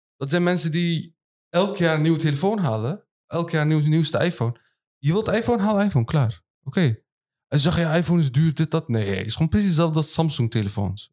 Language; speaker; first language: Dutch; early bilingual, other home language; Turkish